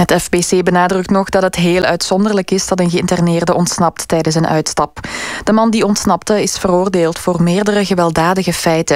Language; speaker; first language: Dutch; native; Dutch